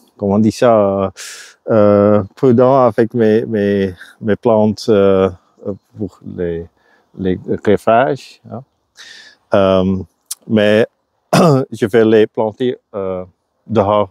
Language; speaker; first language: French; non-native, local second language; Dutch